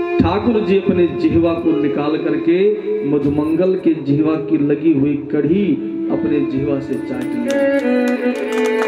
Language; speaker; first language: Hindi; native; Hindi